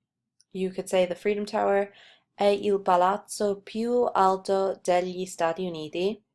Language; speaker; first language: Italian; non-native, fluent; English